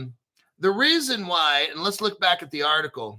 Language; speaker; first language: English; native; English